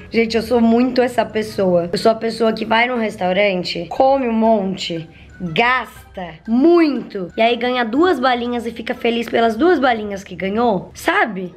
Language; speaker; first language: Portuguese; native; Portuguese